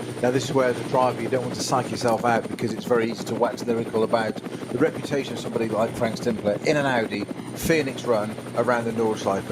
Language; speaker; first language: English; native; English